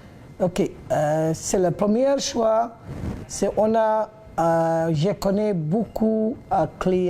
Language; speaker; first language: French; non-native, learner; Bangla